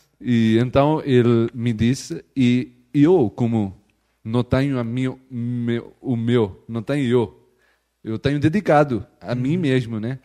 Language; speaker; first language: Portuguese; non-native, fluent; Urdu